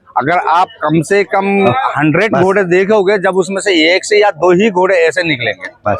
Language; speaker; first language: Hindi; native; Hindi